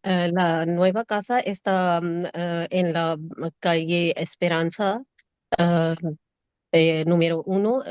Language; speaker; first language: Spanish; non-native, learner; Urdu